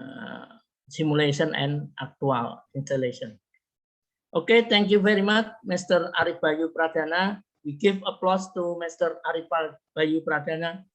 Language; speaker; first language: English; non-native, learner; Indonesian